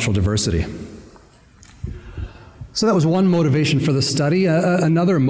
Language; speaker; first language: English; native; English